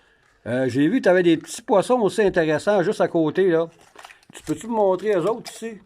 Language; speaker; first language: French; native; French